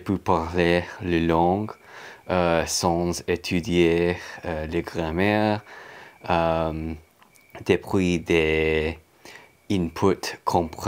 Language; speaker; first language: French; non-native, learner; English